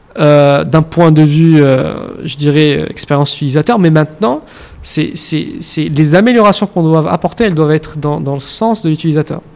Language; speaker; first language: French; non-native, local second language; Arabic